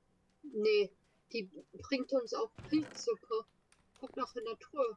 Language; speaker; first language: German; native; German